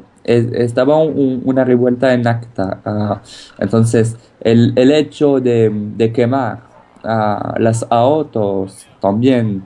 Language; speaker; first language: Spanish; non-native, fluent; French